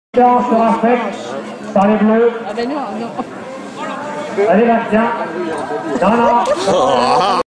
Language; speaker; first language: French; native; French